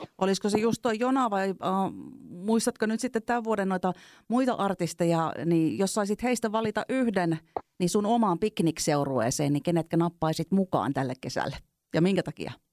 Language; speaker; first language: Finnish; native; Finnish